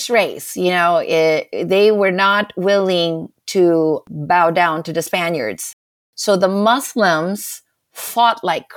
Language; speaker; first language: English; non-native, local second language; Filipino